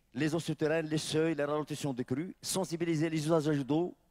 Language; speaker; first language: French; non-native, local second language; Arabic